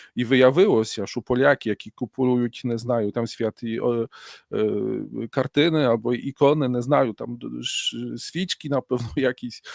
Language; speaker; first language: Ukrainian; non-native, fluent; Polish